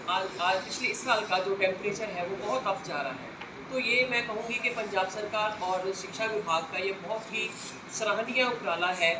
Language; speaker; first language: Hindi; non-native, local second language; Punjabi